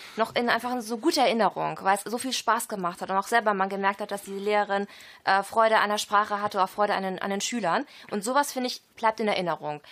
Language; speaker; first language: German; native; German